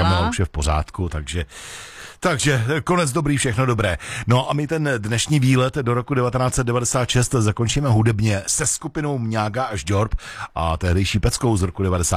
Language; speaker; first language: Czech; native; Czech